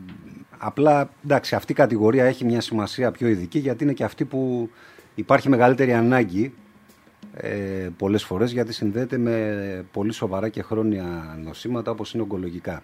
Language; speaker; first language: Greek; native; Greek